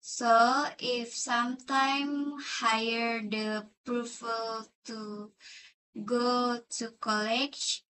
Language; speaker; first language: English; non-native, learner; Indonesian